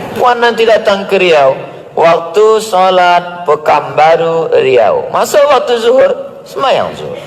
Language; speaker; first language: Malay; native; Malay